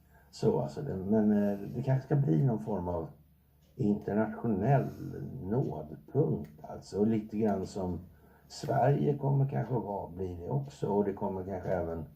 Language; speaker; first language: Swedish; native; Swedish